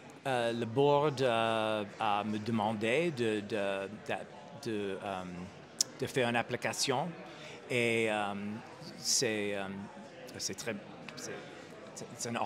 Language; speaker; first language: French; non-native, learner; English